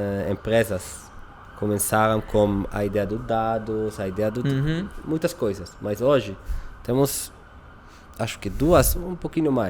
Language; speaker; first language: Portuguese; non-native, learner; Hebrew